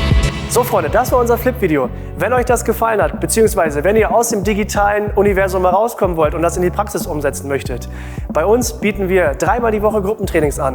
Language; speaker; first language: German; native; German